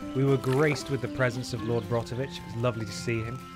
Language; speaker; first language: English; native; English